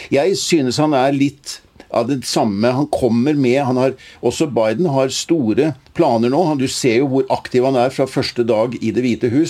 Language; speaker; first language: Norwegian; native; Norwegian